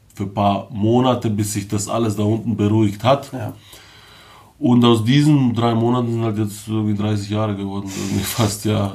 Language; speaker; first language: German; early bilingual, other home language; Bosnian